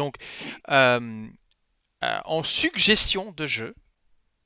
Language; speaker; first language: French; native; French